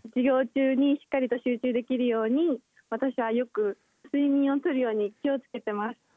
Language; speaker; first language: Japanese; native; Japanese